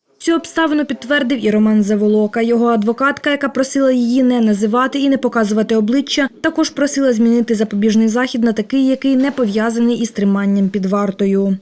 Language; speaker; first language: Ukrainian; native; Ukrainian